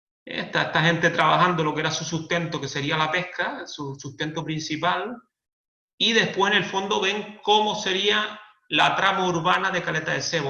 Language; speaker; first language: Spanish; native; Spanish